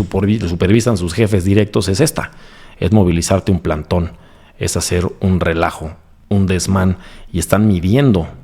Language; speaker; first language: Spanish; native; Spanish